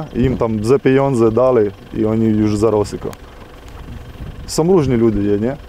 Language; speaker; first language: Polish; non-native, learner; Ukrainian